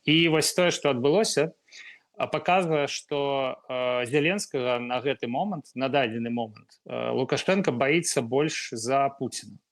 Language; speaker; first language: Belarusian; non-native, local second language; Russian